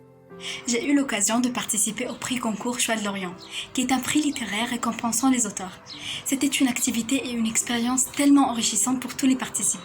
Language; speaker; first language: French; non-native, fluent; Arabic